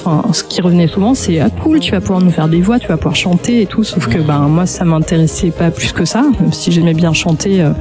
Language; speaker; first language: French; native; French